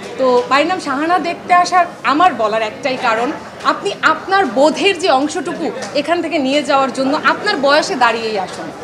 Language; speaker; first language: Bangla; native; Bangla